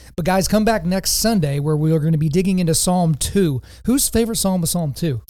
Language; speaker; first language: English; native; English